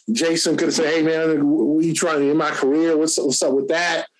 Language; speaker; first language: English; native; English